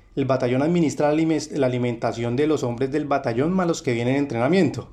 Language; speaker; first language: Spanish; native; Spanish